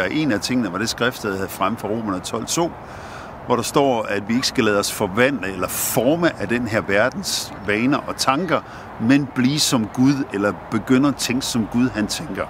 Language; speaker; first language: Danish; native; Danish